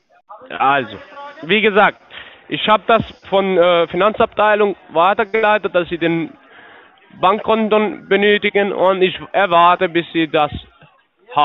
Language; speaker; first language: German; non-native, learner; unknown